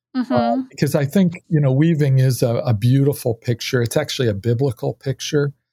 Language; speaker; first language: English; native; English